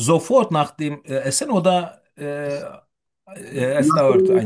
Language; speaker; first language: German; non-native, fluent; Turkish